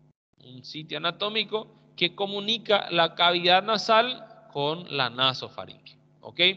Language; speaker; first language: Spanish; native; Spanish